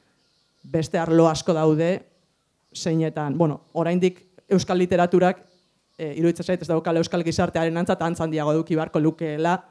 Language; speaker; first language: Basque; native; Basque